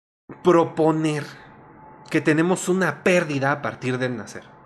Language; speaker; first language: Spanish; native; Spanish